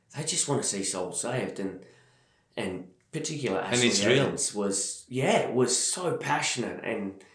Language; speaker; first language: English; native; English